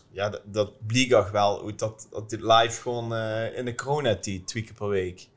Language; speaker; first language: Dutch; native; Dutch